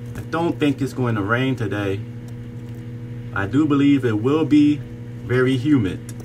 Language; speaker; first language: English; native; English